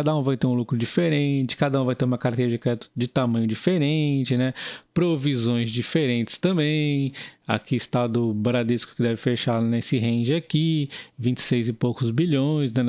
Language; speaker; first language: Portuguese; native; Portuguese